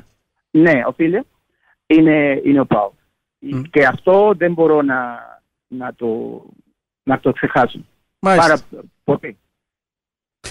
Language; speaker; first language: Greek; non-native, learner; Spanish